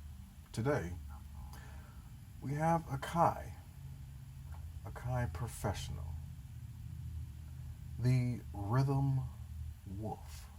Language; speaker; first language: English; native; English